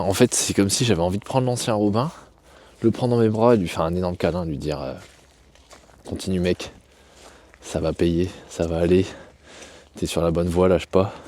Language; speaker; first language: French; native; French